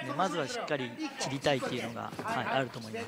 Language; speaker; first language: Japanese; native; Japanese